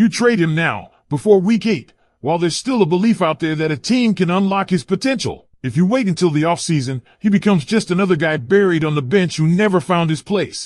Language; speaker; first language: English; native; English